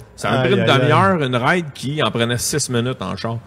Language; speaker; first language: French; native; French